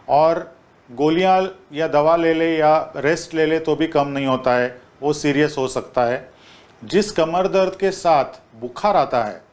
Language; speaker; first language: Hindi; non-native, local second language; Marathi